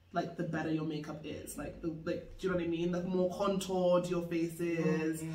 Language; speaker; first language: English; native; English